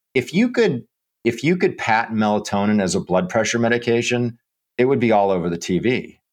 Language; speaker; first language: English; native; English